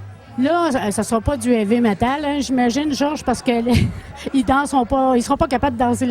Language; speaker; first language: French; native; French